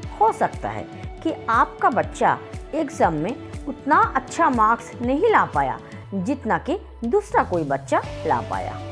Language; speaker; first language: Hindi; non-native, local second language; Bangla